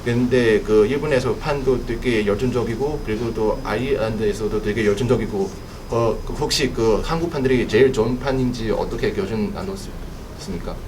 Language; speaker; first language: Korean; non-native, learner; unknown